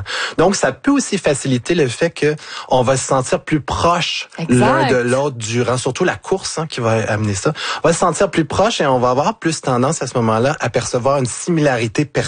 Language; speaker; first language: French; native; French